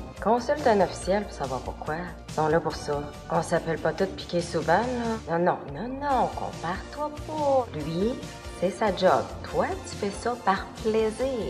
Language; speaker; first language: French; native; French